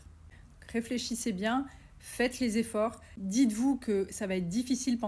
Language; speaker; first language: French; native; French